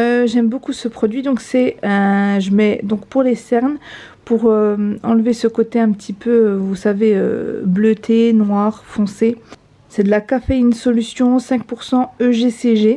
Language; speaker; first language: French; native; French